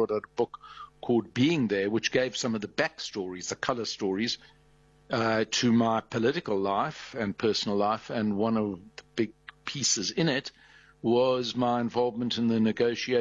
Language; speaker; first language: English; native; English